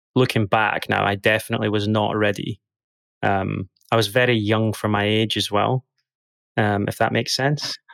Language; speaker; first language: English; native; English